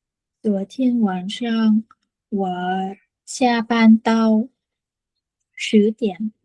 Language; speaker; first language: Chinese; non-native, learner; Vietnamese